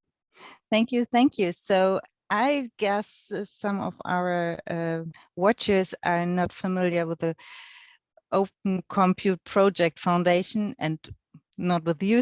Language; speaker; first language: English; non-native, fluent; German